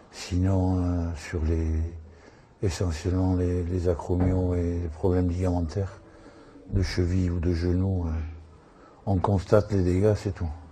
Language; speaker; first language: French; native; French